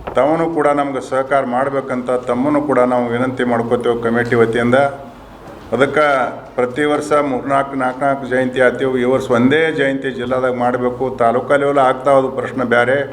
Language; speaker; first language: Kannada; non-native, local second language; Lambadi